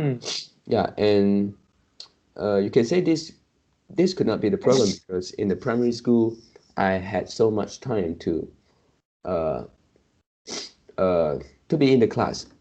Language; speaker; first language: English; non-native, local second language; Chinese